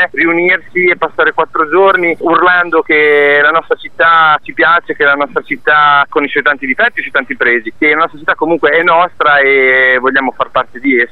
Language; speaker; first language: Italian; native; Italian